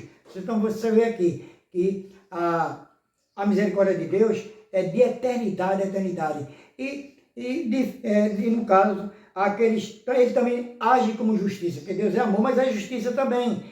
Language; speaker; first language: Portuguese; native; Portuguese